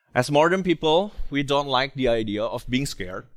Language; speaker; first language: English; non-native, fluent; Indonesian